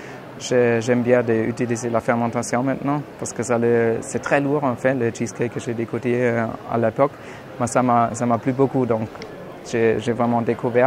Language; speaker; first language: French; non-native, fluent; German